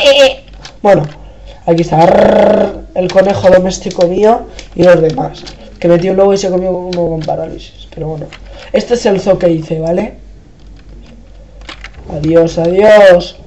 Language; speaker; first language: Spanish; native; Spanish